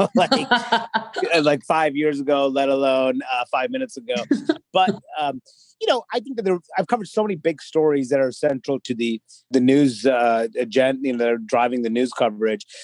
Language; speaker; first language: English; native; English